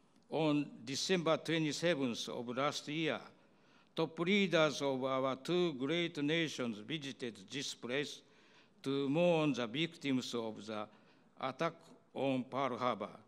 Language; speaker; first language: English; non-native, learner; Japanese